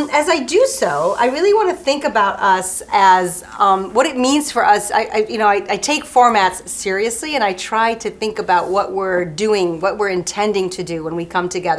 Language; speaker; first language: English; early bilingual, other home language; French